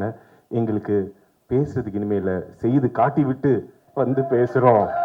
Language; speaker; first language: Tamil; native; Tamil